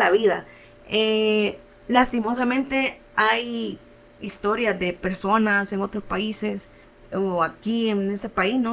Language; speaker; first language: Spanish; native; Spanish